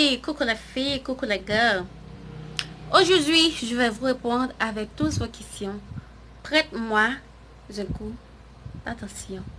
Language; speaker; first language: French; non-native, learner; Haitian Creole